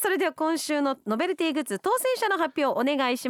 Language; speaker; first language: Japanese; native; Japanese